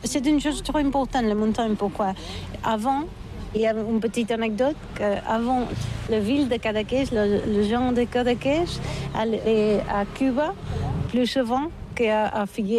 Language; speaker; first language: French; non-native, learner; Catalan